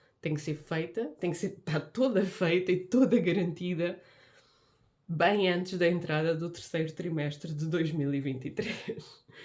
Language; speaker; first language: Portuguese; native; Portuguese